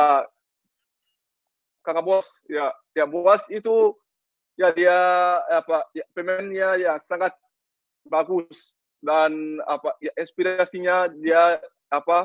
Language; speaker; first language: Indonesian; non-native, learner; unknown